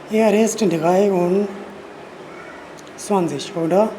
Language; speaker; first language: German; non-native, learner; Urdu